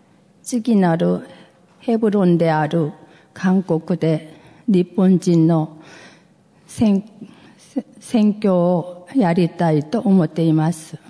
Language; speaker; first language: Japanese; non-native, fluent; Korean